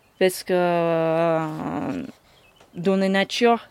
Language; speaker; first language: French; non-native, fluent; English